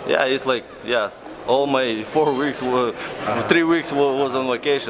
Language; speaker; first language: English; non-native, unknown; Russian